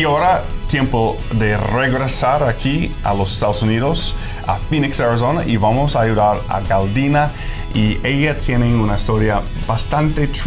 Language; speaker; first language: Spanish; non-native, fluent; English